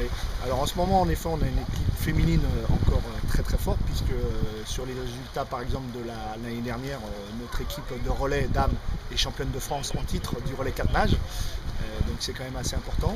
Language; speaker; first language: French; native; French